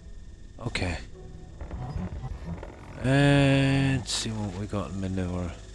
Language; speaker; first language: English; native; English